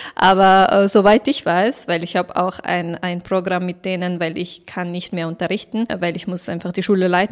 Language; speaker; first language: German; non-native, fluent; Persian